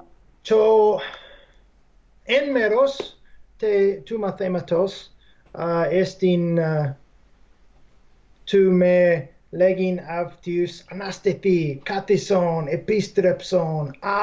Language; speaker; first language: Greek; non-native, fluent; English